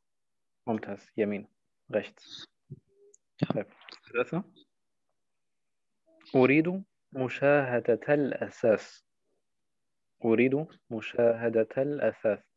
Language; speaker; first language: Arabic; non-native, fluent; German